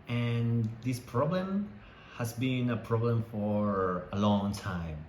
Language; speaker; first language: English; non-native, learner; Spanish